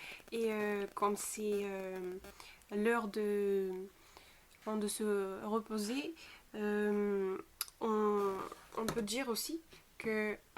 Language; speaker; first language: French; non-native, fluent; Bulgarian